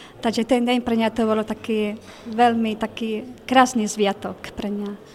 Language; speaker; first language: Slovak; non-native, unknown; Spanish